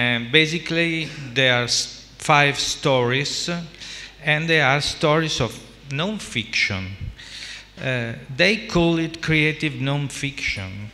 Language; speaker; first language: English; non-native, fluent; Italian